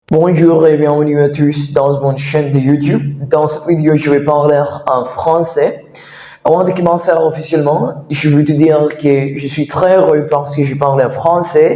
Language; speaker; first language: French; non-native, learner; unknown